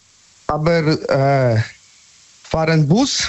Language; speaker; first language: German; non-native, learner; Polish